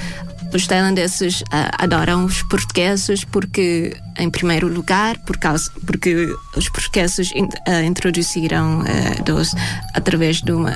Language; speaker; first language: Portuguese; non-native, fluent; Thai